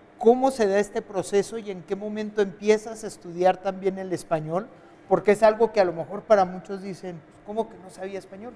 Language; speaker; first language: Spanish; native; Spanish